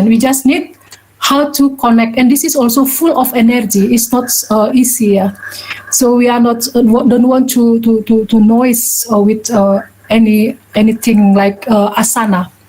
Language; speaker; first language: English; non-native, learner; Balinese